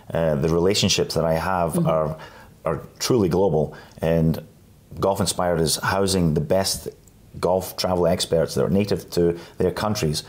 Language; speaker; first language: English; native; English